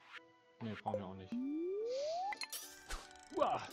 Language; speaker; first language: German; native; German